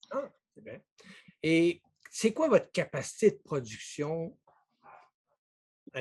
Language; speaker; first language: French; native; French